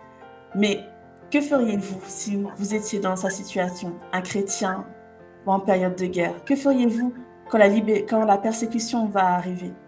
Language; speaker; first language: French; native; French